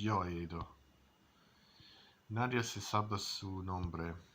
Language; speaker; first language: Spanish; non-native, learner; English